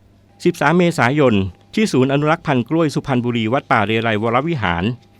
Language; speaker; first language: Thai; native; Thai